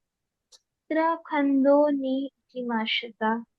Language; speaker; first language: Japanese; non-native, learner; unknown